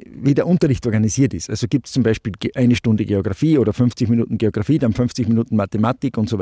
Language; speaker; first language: German; native; German